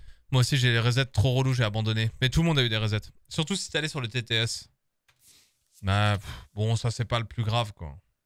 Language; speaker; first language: French; native; French